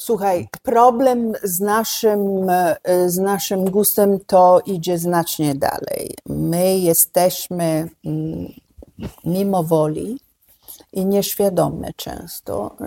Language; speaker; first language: Polish; non-native, fluent; Italian